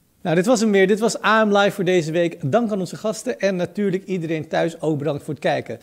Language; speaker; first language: Dutch; native; Dutch